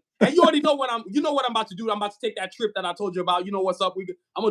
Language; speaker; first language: English; native; English